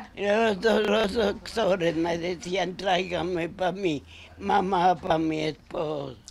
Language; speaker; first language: Spanish; native; Spanish